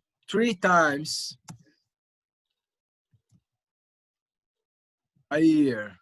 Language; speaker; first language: English; non-native, local second language; Portuguese